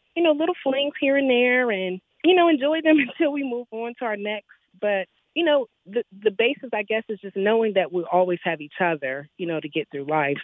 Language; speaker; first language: English; native; English